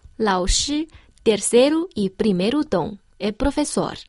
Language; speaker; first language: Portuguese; non-native, fluent; Chinese